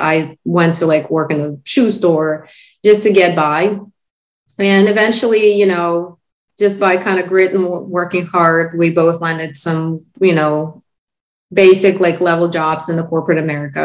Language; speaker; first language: English; non-native, fluent; Russian